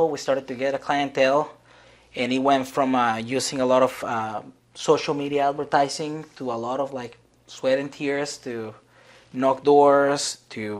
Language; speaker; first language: English; non-native, fluent; Spanish